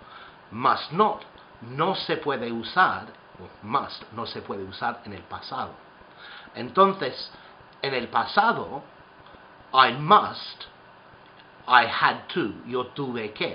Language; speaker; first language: Spanish; non-native, fluent; English